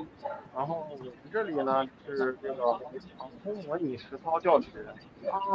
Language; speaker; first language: Chinese; native; Chinese